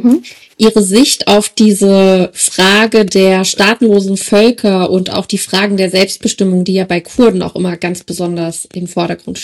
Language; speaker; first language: German; native; German